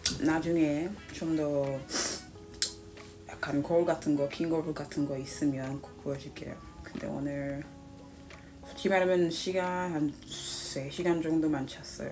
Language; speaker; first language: Korean; non-native, fluent; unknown